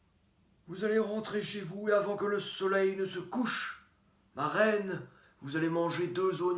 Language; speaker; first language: French; native; French